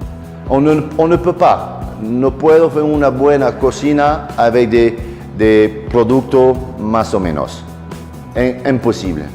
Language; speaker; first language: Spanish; non-native, learner; French